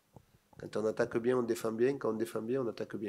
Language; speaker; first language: French; native; French